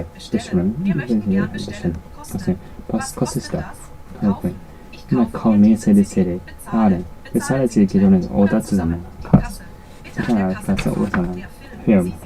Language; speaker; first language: German; non-native, learner; Japanese